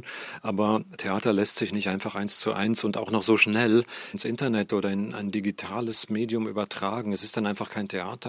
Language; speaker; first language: German; native; German